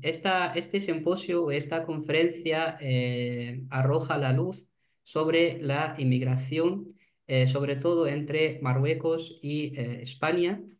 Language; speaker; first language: Spanish; non-native, fluent; Arabic